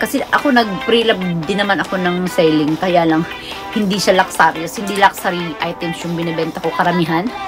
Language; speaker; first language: Filipino; non-native, local second language; Hiligaynon